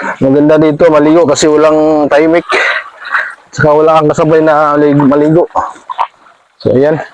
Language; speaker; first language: Filipino; non-native, local second language; Cebuano